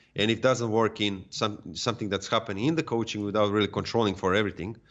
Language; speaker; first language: English; non-native, fluent; Serbian